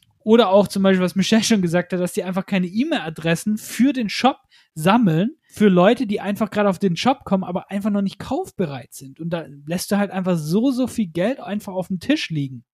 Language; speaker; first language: German; native; German